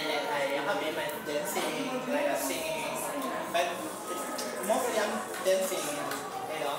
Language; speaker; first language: English; non-native, learner; Indonesian